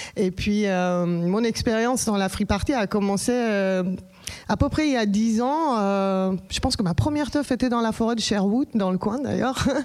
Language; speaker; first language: French; non-native, fluent; Persian